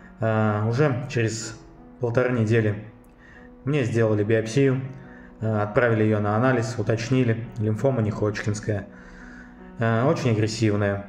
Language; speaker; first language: Russian; native; Russian